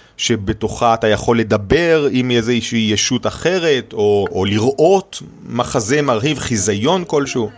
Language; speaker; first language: Hebrew; native; Hebrew